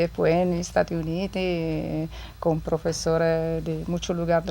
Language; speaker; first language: Spanish; non-native, fluent; Italian